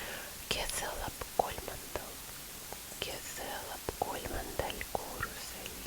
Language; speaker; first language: Estonian; non-native, learner; Russian